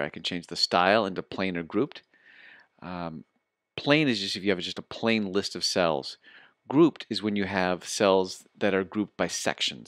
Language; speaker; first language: English; native; English